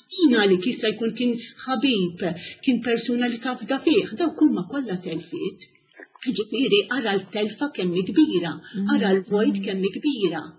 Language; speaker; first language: Maltese; native; Maltese